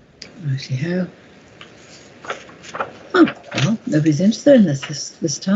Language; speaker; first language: English; native; English